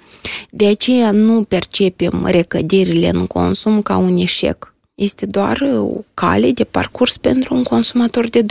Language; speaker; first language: Romanian; native; Romanian